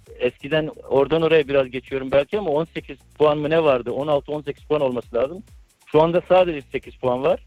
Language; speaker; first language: Turkish; early bilingual, heritage; Turkish